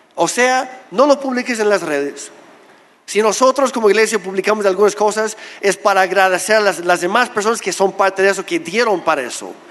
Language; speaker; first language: Spanish; non-native, fluent; English